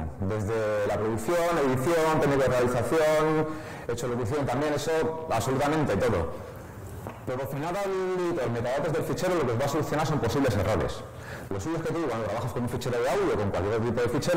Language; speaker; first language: Spanish; native; Spanish